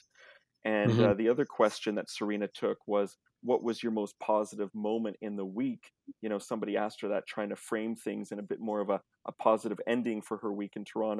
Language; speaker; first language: English; native; English